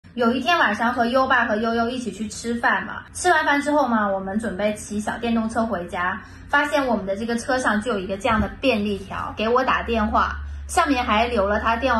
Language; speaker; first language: Chinese; native; Chinese